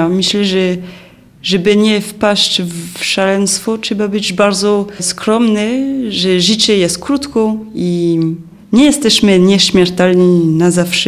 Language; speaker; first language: Polish; non-native, fluent; French